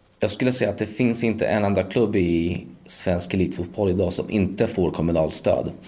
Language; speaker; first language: Swedish; native; Swedish